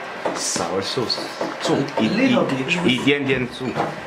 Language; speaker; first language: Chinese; non-native, learner; French